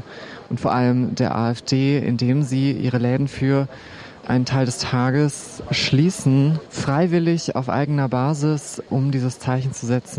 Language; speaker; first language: German; native; German